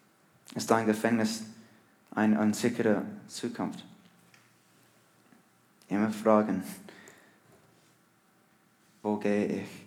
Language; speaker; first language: German; non-native, learner; English